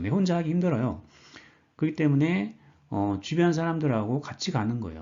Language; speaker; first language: Korean; native; Korean